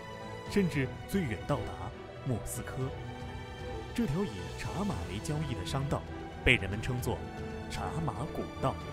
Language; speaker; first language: Chinese; native; Chinese